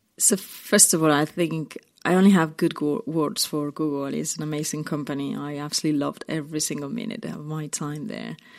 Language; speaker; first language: English; non-native, fluent; Spanish